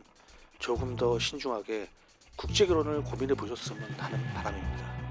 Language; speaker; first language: Korean; native; Korean